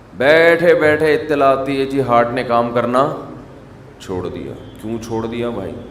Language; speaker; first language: Urdu; native; Urdu